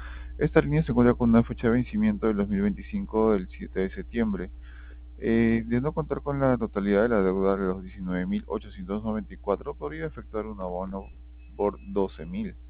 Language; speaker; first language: Spanish; native; Spanish